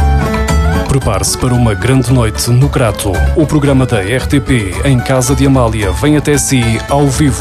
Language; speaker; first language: Portuguese; native; Portuguese